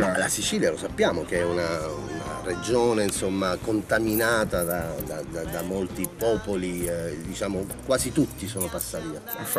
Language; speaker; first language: Italian; native; Italian